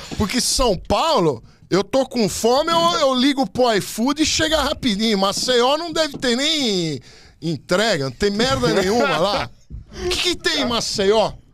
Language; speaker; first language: Portuguese; native; Portuguese